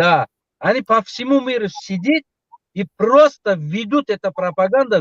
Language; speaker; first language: Russian; non-native, local second language; Tajik